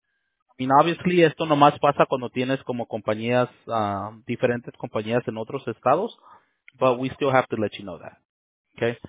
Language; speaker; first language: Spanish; early bilingual, heritage; Spanish